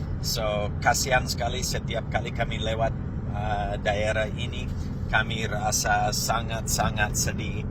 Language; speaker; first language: Indonesian; non-native, fluent; English